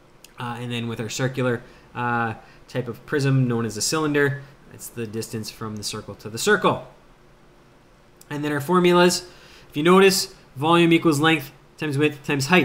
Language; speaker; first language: English; native; English